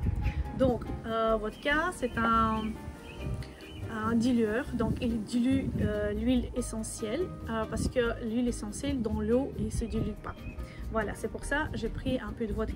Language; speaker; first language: French; non-native, fluent; Russian